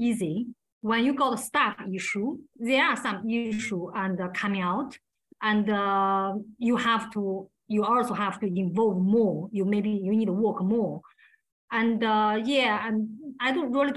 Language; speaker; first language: English; non-native, learner; Chinese